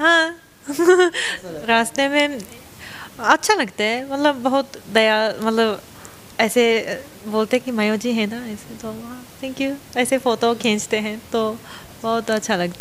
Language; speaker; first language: Hindi; non-native, fluent; Japanese